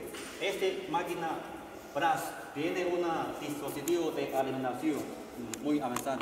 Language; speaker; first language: Spanish; non-native, learner; Chinese